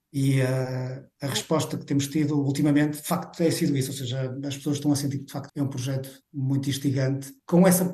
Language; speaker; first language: Portuguese; native; Portuguese